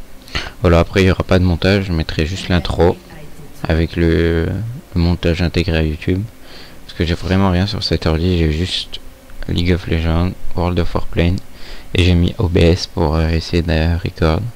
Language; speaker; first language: French; native; French